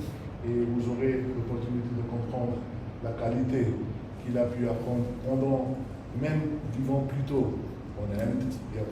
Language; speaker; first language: French; non-native, fluent; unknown